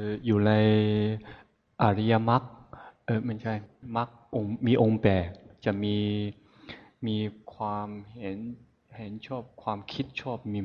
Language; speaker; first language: Thai; non-native, fluent; Chinese